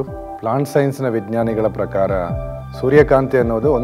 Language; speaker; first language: Kannada; native; Kannada